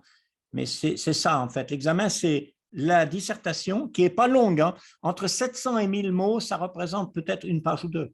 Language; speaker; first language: French; native; French